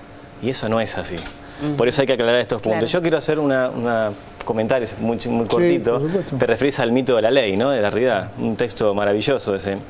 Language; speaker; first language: Spanish; native; Spanish